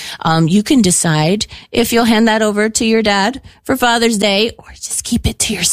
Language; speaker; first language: English; native; English